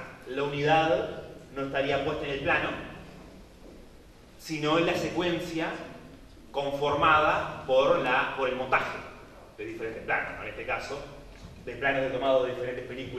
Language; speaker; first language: Spanish; native; Spanish